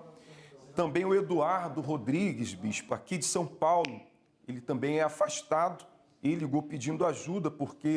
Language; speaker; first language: Portuguese; native; Portuguese